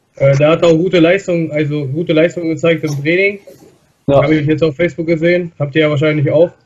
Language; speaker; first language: German; non-native, fluent; Russian